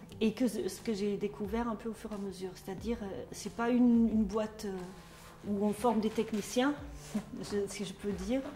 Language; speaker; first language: French; non-native, fluent; German